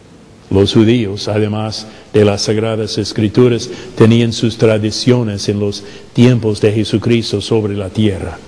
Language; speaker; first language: Spanish; non-native, fluent; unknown